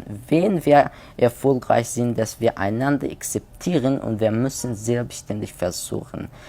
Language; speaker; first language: German; non-native, learner; Persian